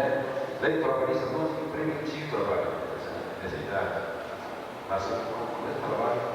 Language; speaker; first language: Portuguese; non-native, learner; Japanese